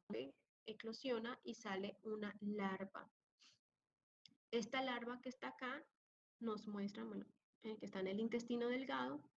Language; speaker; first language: Spanish; native; Spanish